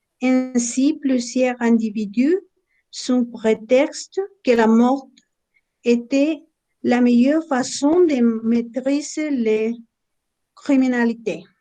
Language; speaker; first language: French; non-native, learner; Spanish